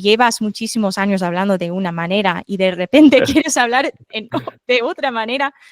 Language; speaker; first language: Spanish; non-native, fluent; English